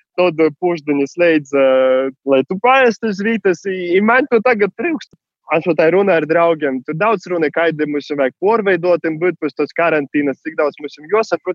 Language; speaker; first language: Latvian; non-native, fluent; Russian